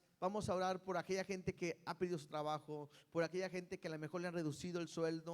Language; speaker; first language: Spanish; native; Spanish